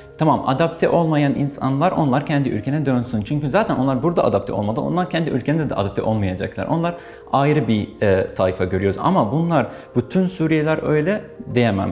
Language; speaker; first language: Turkish; non-native, fluent; Arabic